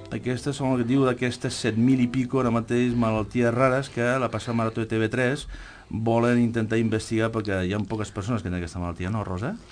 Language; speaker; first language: Catalan; native; Catalan